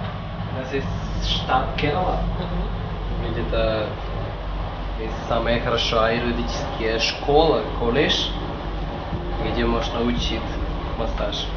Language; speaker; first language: Russian; non-native, learner; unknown